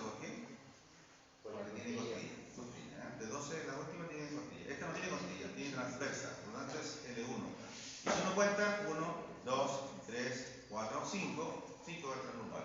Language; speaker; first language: Spanish; native; Spanish